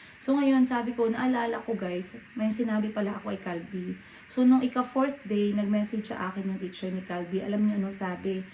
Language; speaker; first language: Filipino; non-native, local second language; Cebuano